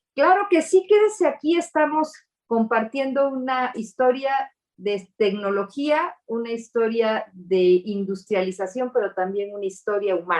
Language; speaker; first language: Spanish; native; Spanish